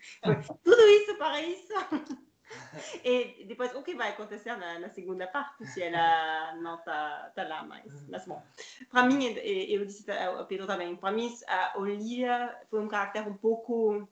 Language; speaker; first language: Portuguese; non-native, learner; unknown